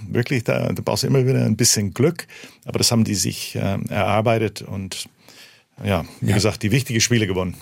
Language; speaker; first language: German; early bilingual, heritage; German